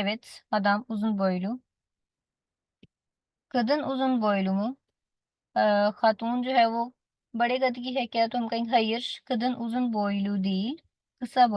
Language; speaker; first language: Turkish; non-native, fluent; Urdu